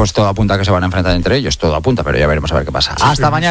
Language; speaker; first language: Spanish; native; Spanish